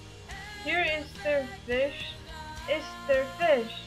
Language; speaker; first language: German; non-native, learner; English